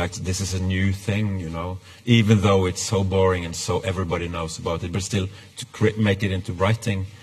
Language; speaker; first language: English; non-native, fluent; Norwegian